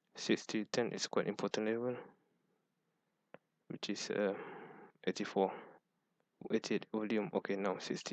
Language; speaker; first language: English; non-native, fluent; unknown